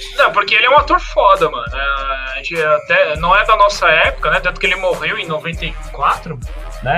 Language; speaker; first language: Portuguese; native; Portuguese